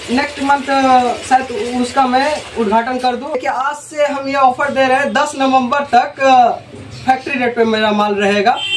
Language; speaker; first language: Hindi; native; Hindi